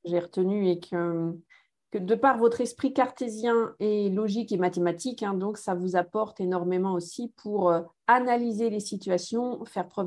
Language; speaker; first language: French; native; French